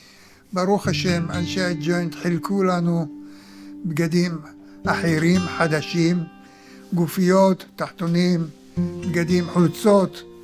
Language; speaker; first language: Hebrew; early bilingual, other home language; Arabic